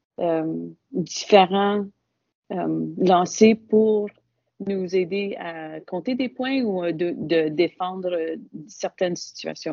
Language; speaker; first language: French; non-native, local second language; English